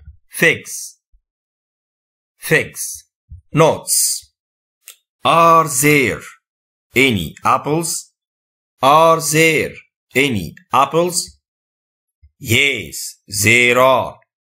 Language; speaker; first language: English; non-native, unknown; Arabic